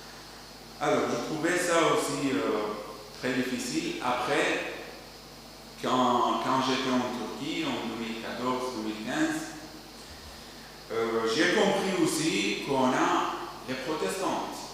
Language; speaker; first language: French; non-native, learner; Arabic